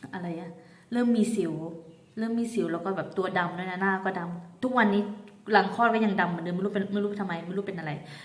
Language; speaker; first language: Thai; native; Thai